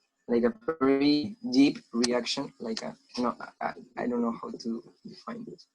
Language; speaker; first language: English; non-native, fluent; Spanish